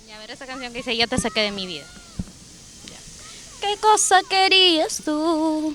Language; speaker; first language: Spanish; native; Spanish